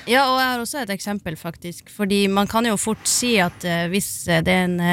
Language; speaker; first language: Norwegian; native; Norwegian